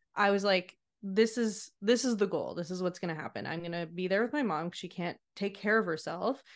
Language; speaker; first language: English; native; English